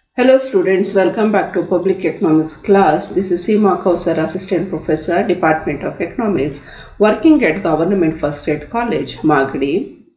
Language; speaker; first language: English; non-native, local second language; Kannada